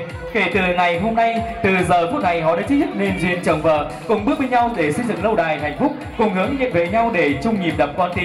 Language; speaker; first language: Vietnamese; native; Vietnamese